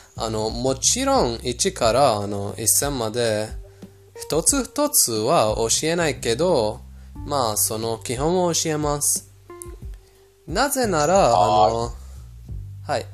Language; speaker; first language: Japanese; non-native, fluent; Persian